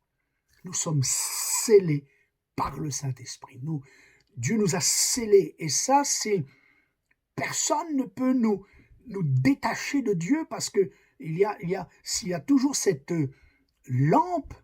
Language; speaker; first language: French; native; French